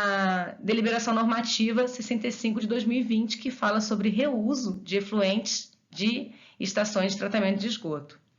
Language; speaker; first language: Portuguese; native; Portuguese